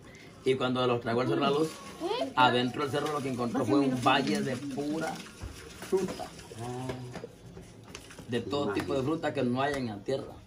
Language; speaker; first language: Spanish; native; Spanish